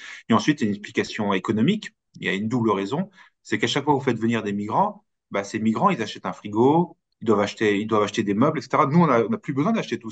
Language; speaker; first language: French; native; French